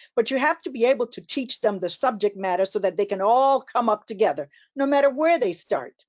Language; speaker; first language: English; early bilingual, other home language; Spanish